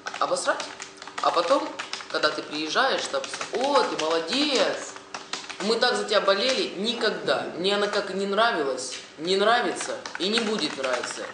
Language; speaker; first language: Russian; native; Russian